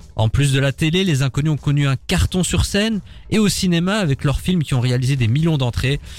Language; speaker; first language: French; native; French